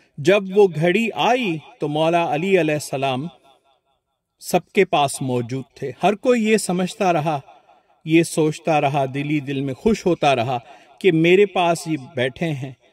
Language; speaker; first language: Urdu; non-native, local second language; Sindhi